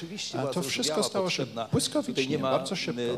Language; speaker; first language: Polish; non-native, fluent; Japanese